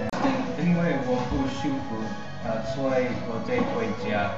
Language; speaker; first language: Chinese; non-native, learner; English